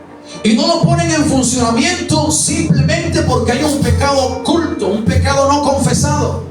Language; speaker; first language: Spanish; native; Spanish